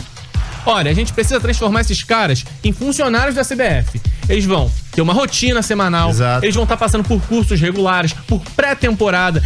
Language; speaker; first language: Portuguese; native; Portuguese